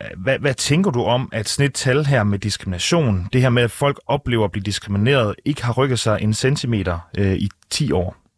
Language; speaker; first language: Danish; native; Danish